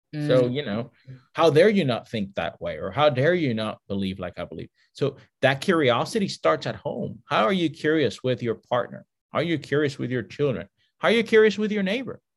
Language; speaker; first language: English; early bilingual, other home language; Spanish